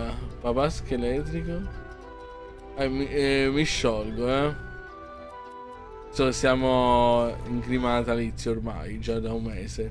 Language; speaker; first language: Italian; native; Italian